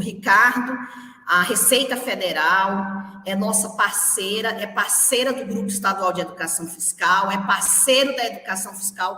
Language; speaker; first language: Portuguese; native; Portuguese